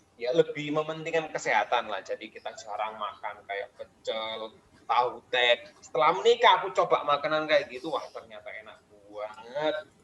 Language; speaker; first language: Indonesian; non-native, fluent; English